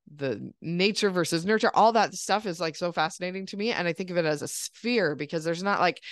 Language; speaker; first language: English; native; English